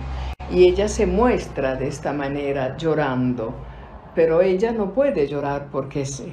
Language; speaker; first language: Spanish; non-native, fluent; Italian